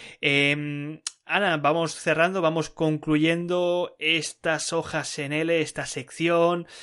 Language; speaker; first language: Spanish; native; Spanish